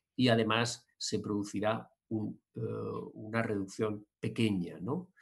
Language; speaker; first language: Spanish; native; Spanish